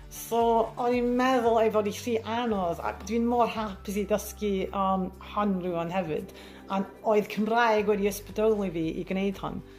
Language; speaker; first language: Welsh; non-native, learner; English